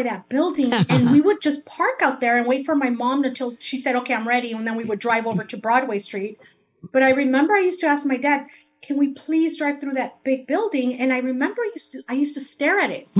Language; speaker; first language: English; early bilingual, other home language; Spanish